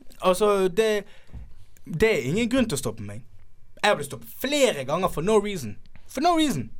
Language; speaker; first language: Norwegian; early bilingual, other home language; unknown